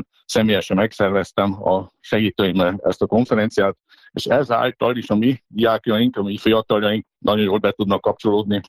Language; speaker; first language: Hungarian; native; Hungarian